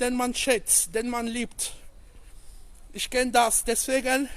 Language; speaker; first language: German; non-native, learner; French